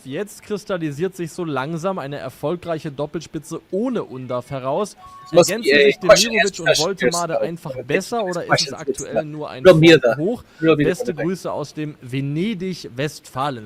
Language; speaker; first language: German; native; German